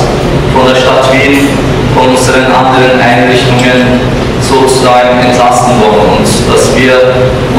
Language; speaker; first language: German; non-native, fluent; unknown